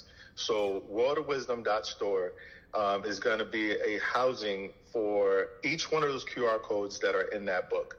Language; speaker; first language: English; early bilingual, other home language; Haitian Creole